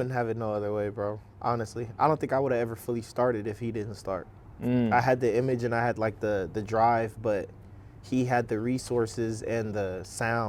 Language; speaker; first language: English; native; English